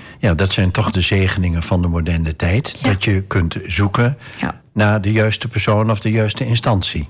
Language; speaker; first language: Dutch; native; Dutch